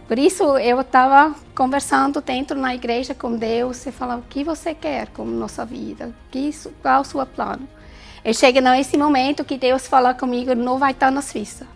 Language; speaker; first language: Portuguese; non-native, learner; German